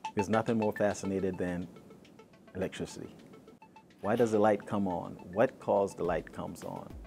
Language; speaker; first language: English; native; English